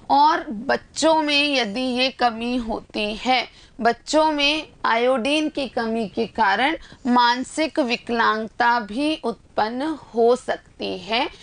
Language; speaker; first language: Hindi; native; Hindi